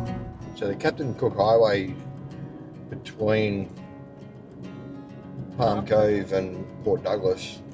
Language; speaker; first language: English; native; English